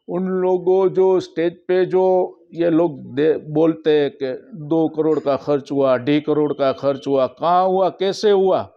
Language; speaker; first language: Hindi; non-native, local second language; Gujarati